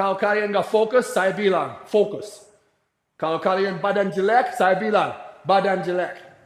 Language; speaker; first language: Indonesian; non-native, fluent; English